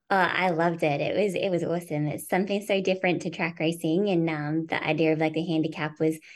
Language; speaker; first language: English; native; English